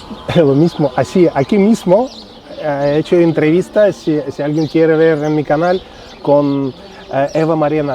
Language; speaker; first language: Spanish; non-native, fluent; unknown